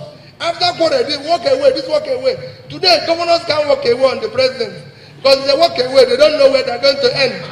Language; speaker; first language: English; non-native, local second language; Igbo